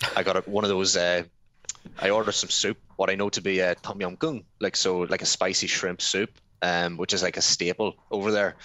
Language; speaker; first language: English; native; English